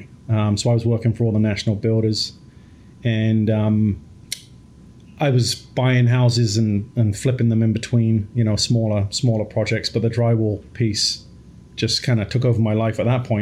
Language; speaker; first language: English; native; English